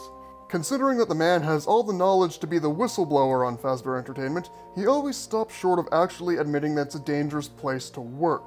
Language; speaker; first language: English; native; English